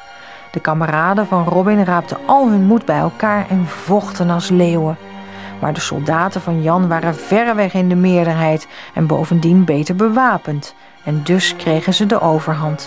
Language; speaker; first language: Dutch; native; Dutch